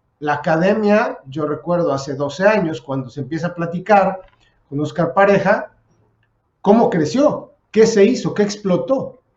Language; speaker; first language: Spanish; native; Spanish